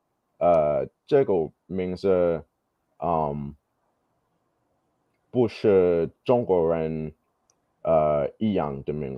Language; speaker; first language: Chinese; non-native, learner; English